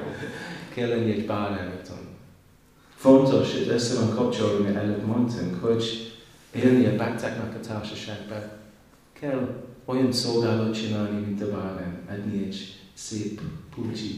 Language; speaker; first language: Hungarian; non-native, learner; English